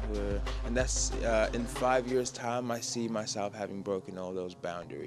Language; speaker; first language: English; native; English